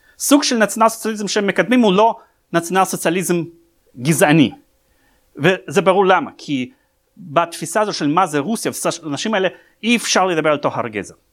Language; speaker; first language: Hebrew; non-native, fluent; Russian